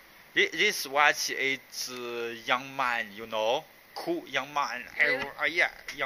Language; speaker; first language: English; non-native, learner; Chinese